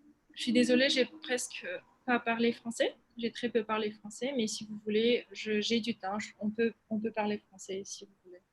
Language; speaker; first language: French; non-native, fluent; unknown